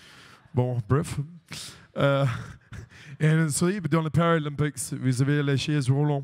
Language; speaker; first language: French; non-native, learner; English